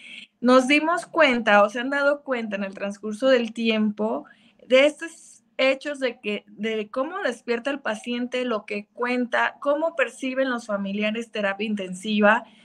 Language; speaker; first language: Spanish; native; Spanish